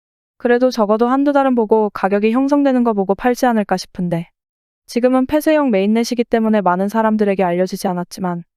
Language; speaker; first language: Korean; native; Korean